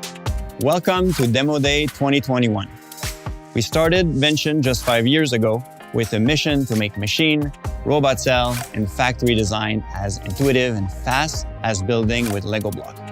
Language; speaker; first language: English; non-native, local second language; French